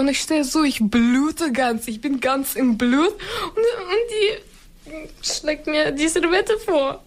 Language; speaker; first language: German; non-native, learner; Ukrainian